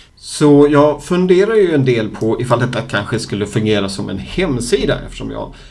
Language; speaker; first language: Swedish; native; Swedish